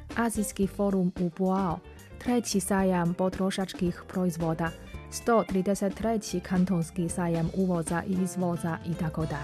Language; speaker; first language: Croatian; non-native, fluent; Chinese